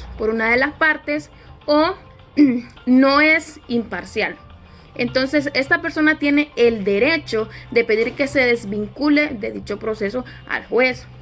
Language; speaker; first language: Spanish; native; Spanish